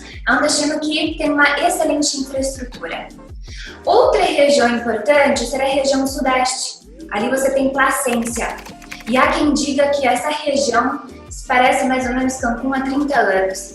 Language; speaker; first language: Portuguese; native; Portuguese